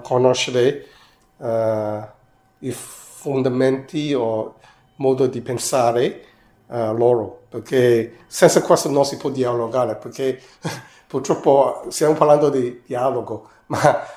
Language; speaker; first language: Italian; non-native, fluent; Cantonese